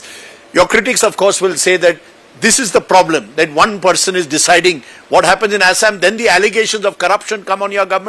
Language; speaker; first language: English; native; English